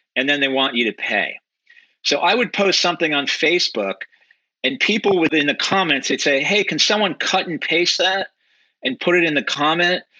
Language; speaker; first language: English; native; English